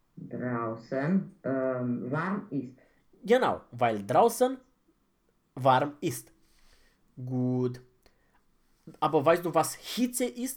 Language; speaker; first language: German; non-native, fluent; Romanian